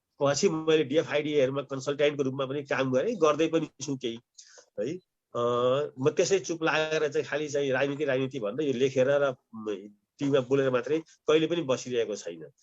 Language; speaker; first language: Nepali; native; Nepali